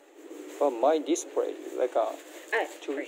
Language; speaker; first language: English; non-native, learner; Japanese